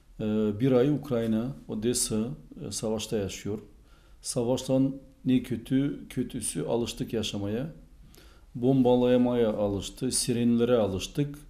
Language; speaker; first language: Turkish; non-native, fluent; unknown